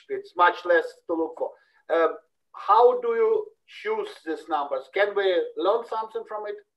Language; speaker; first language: English; non-native, fluent; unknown